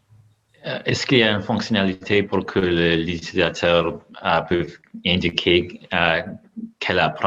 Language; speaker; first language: French; non-native, learner; English